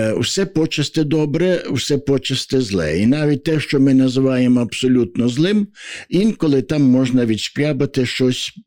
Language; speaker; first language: Ukrainian; native; Ukrainian